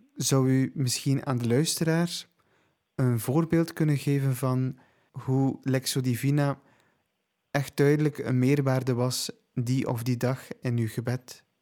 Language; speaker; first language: Dutch; native; Dutch